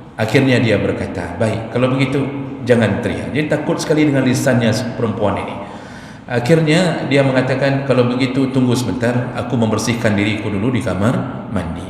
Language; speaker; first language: Malay; non-native, local second language; Achinese